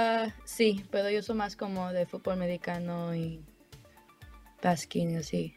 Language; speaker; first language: Spanish; early bilingual, heritage; Spanish